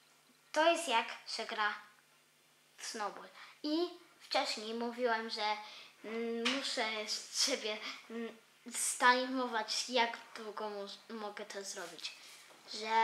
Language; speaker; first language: Polish; early bilingual, heritage; Polish